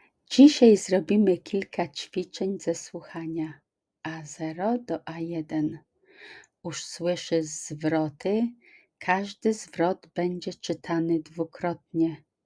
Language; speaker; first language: Polish; native; Polish